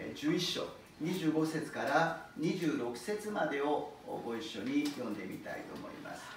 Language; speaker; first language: Japanese; non-native, fluent; Korean